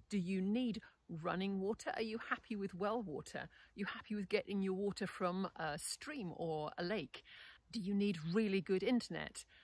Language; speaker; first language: English; native; English